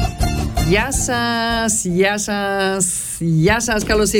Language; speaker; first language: Greek; non-native, learner; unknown